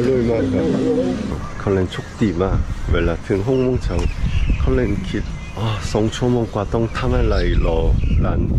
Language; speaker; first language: Thai; non-native, learner; Korean